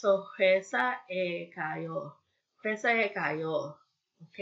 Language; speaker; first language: Korean; non-native, fluent; Filipino